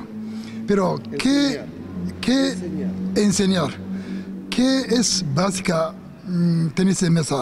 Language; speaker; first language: Spanish; non-native, learner; Japanese